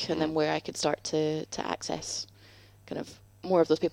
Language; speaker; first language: English; native; English